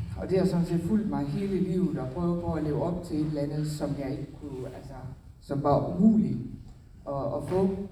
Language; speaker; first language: Danish; native; Danish